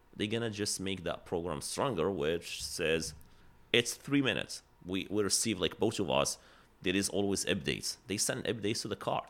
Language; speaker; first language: English; non-native, fluent; Arabic